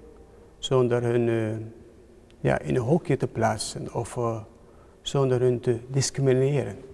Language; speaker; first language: Dutch; non-native, fluent; Turkish